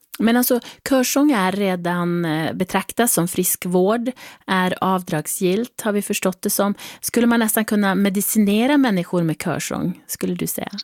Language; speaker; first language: Swedish; native; Swedish